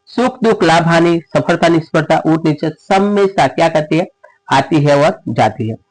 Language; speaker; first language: Hindi; non-native, local second language; Gujarati